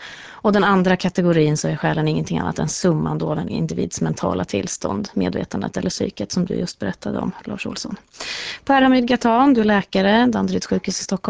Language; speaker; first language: Swedish; native; Swedish